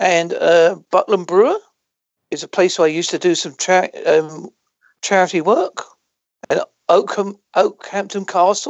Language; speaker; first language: English; native; English